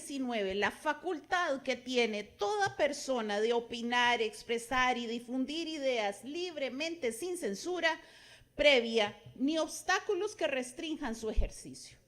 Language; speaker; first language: Spanish; native; Spanish